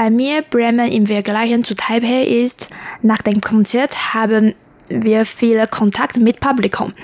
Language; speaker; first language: German; non-native, learner; Chinese